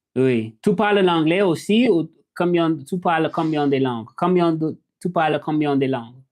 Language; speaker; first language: French; non-native, learner; English